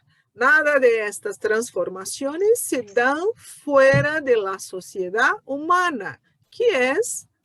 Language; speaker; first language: Spanish; non-native, fluent; Portuguese